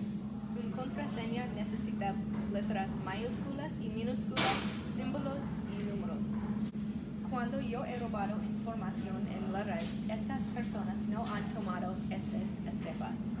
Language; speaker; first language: Spanish; non-native, learner; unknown